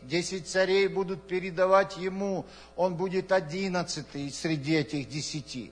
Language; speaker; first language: Russian; native; Russian